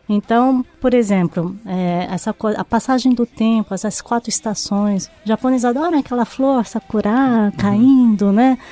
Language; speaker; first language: Portuguese; early bilingual, other home language; Japanese